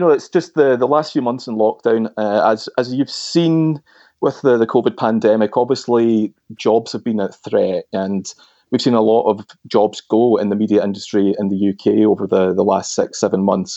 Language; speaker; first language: English; native; English